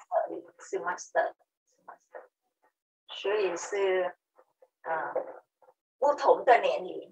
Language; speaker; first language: Chinese; non-native, learner; Vietnamese